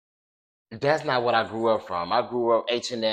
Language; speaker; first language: English; native; English